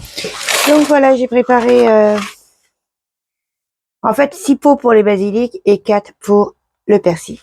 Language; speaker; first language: French; native; French